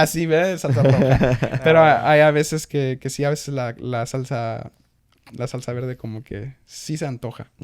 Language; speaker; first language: Spanish; early bilingual, heritage; Spanish